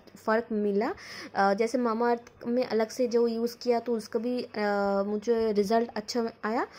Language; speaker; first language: Hindi; non-native, local second language; Bangla